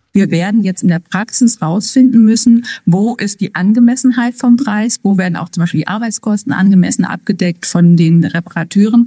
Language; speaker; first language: German; native; German